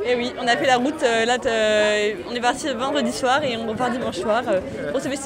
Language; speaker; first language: French; native; French